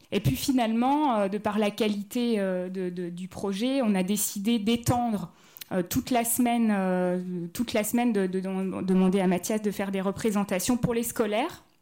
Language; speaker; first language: French; native; French